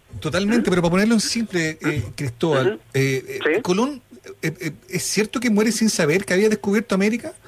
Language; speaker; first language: Spanish; native; Spanish